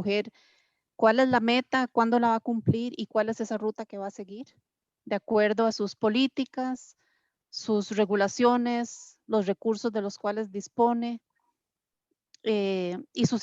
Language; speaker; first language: Spanish; native; Spanish